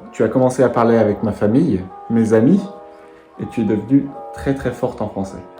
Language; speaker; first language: French; native; French